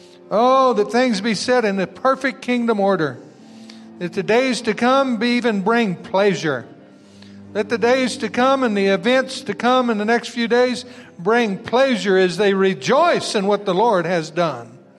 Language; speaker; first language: English; native; English